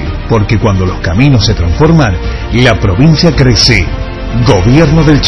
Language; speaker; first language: Spanish; native; Spanish